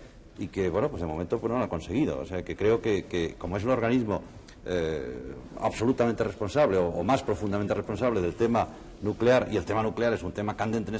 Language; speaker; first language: Spanish; native; Spanish